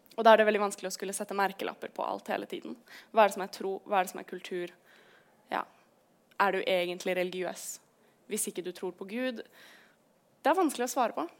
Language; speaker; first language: Norwegian; native; Norwegian